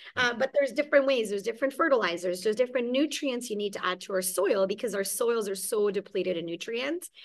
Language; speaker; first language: English; early bilingual, other home language; Hungarian